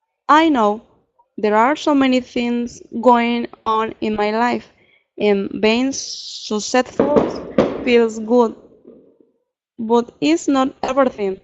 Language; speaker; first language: English; non-native, learner; Spanish